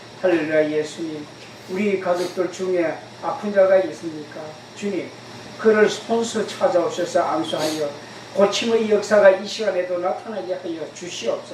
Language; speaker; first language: Korean; native; Korean